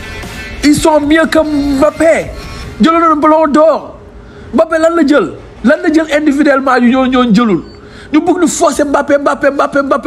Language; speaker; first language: French; non-native, local second language; Wolof